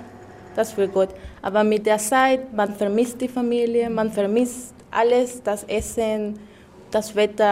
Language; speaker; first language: German; non-native, fluent; Spanish